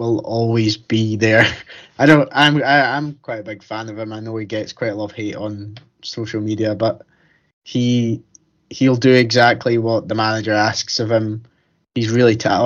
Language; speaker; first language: English; native; English